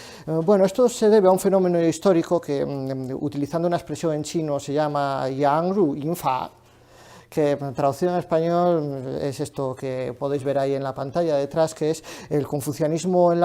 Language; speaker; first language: Spanish; native; Spanish